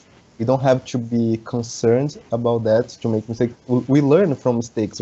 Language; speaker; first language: English; non-native, learner; Portuguese